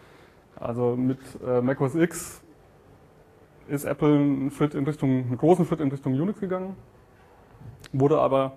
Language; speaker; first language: German; native; German